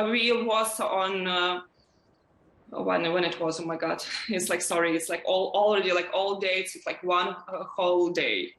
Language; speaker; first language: English; non-native, learner; Ukrainian